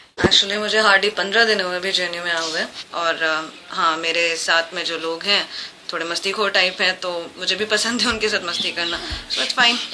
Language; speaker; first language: Hindi; native; Hindi